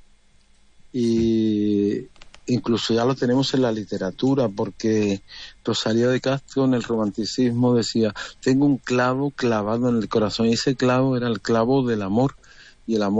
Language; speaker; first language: Spanish; native; Spanish